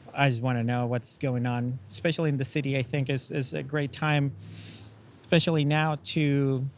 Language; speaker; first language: English; non-native, fluent; Spanish